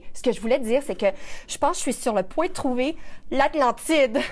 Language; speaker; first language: French; native; French